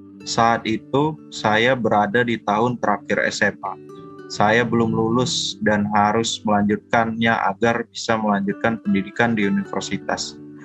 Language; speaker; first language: Indonesian; non-native, fluent; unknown